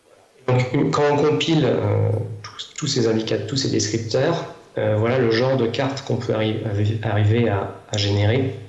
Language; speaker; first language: French; native; French